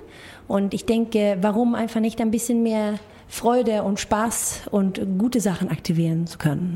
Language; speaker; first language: German; non-native, fluent; Swedish